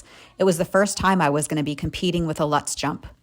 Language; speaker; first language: English; native; English